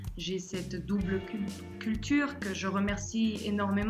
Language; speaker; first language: French; early bilingual, heritage; French